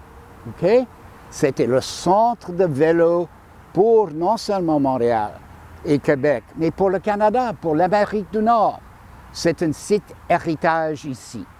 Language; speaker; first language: French; non-native, fluent; English